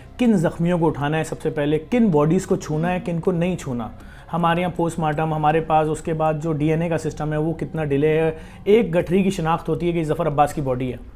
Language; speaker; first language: Urdu; native; Urdu